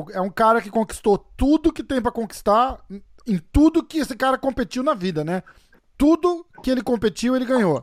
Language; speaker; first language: Portuguese; native; Portuguese